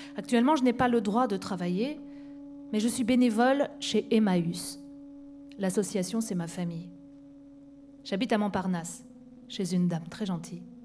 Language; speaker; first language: French; native; French